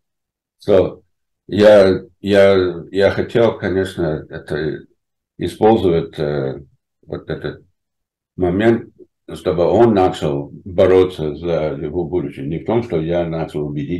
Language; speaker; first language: Russian; non-native, fluent; English